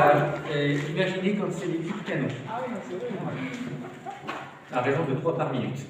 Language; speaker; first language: French; native; French